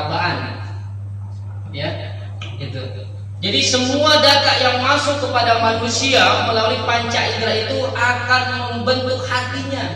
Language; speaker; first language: Indonesian; native; Indonesian